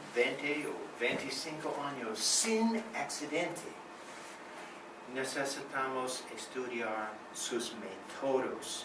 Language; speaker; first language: Spanish; non-native, learner; English